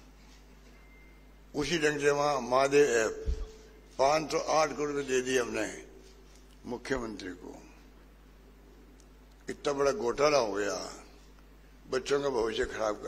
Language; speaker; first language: Hindi; native; Hindi